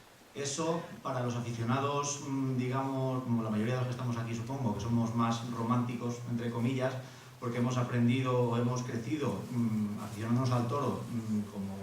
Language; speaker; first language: Spanish; native; Spanish